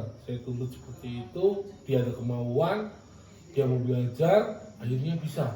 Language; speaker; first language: Indonesian; native; Indonesian